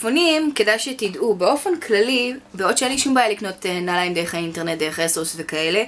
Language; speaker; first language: Hebrew; native; Hebrew